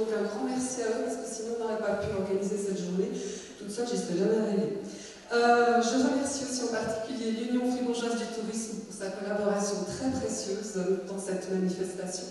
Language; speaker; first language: French; native; French